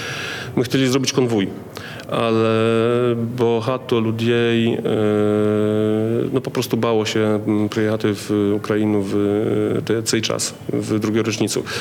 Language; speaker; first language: Polish; non-native, learner; Ukrainian